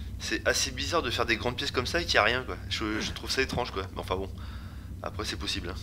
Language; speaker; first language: French; native; French